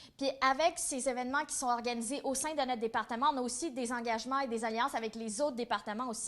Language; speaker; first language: French; native; French